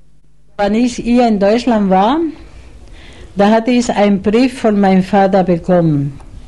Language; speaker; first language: German; non-native, fluent; Spanish